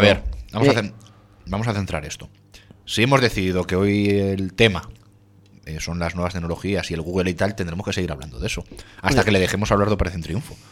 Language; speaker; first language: Spanish; native; Spanish